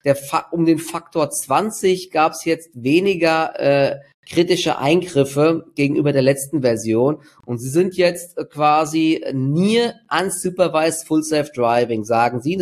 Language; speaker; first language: German; native; German